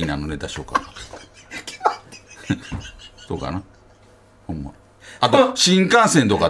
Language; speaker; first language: Japanese; native; Japanese